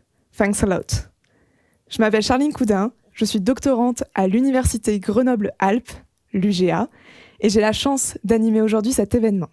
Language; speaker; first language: French; native; French